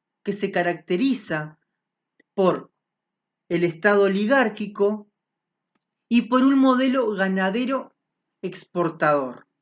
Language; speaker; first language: Spanish; native; Spanish